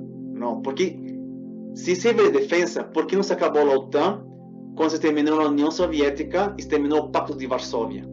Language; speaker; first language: Portuguese; non-native, fluent; Spanish